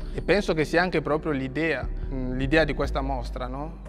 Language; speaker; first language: Italian; non-native, fluent; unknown